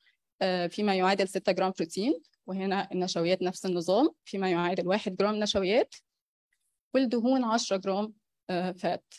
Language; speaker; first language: Arabic; native; Arabic